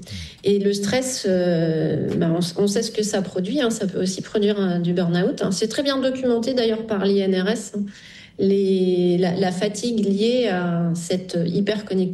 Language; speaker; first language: French; native; French